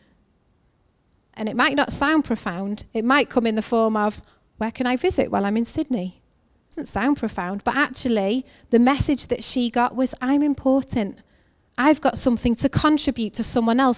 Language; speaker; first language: English; native; English